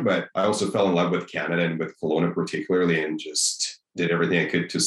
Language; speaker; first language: English; non-native, fluent; Russian